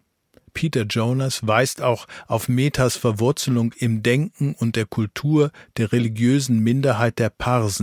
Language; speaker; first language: German; native; German